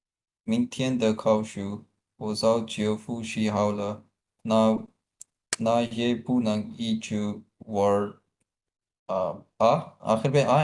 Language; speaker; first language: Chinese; non-native, learner; Urdu